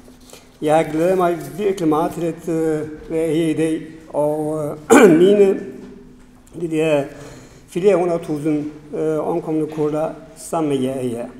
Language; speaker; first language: Danish; non-native, fluent; Kurdish